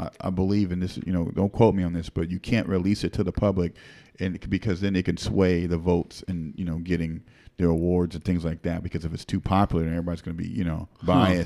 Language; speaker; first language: English; native; English